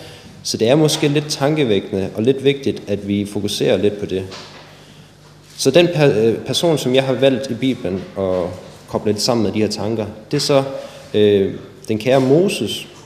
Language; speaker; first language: Danish; native; Danish